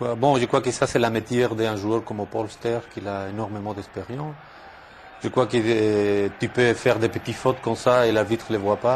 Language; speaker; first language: French; non-native, fluent; Spanish